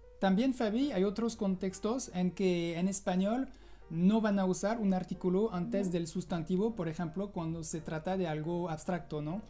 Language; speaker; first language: Spanish; non-native, fluent; French